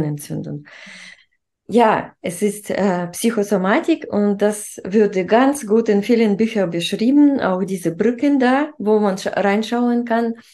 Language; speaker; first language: German; non-native, fluent; Russian